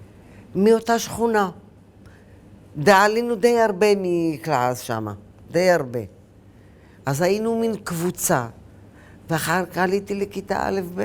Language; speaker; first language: Hebrew; early bilingual, other home language; Arabic